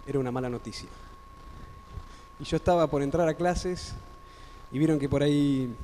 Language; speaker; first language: Spanish; native; Spanish